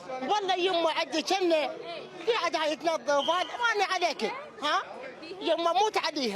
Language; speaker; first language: Arabic; native; Arabic